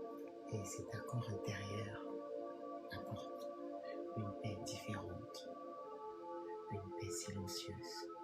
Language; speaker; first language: French; native; French